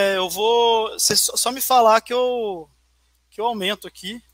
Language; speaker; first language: Portuguese; native; Portuguese